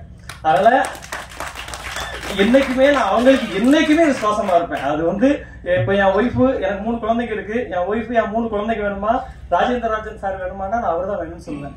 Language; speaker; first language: Tamil; native; Tamil